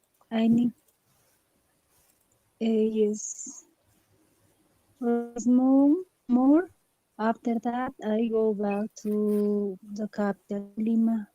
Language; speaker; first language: English; non-native, learner; Spanish